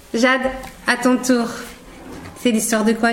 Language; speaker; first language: French; native; French